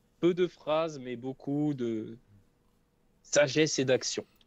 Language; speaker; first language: French; native; French